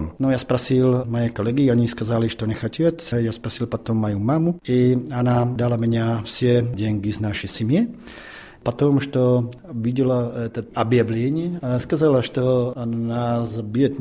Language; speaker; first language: Russian; non-native, fluent; Czech